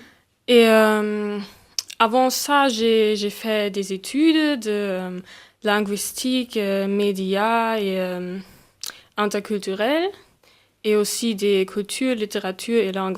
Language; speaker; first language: French; non-native, fluent; German